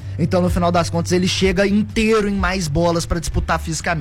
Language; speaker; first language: Portuguese; native; Portuguese